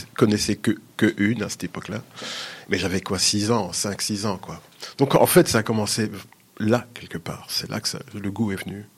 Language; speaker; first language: French; early bilingual, other home language; Sicilian